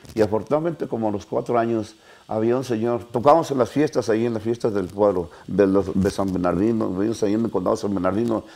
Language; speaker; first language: Spanish; native; Spanish